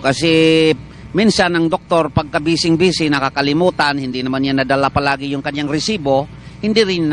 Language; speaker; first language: Filipino; native; Filipino